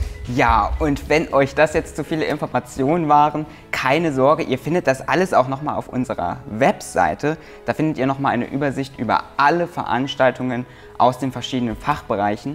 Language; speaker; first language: German; native; German